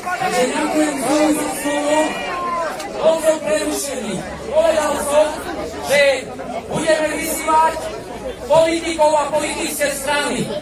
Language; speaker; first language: Slovak; native; Slovak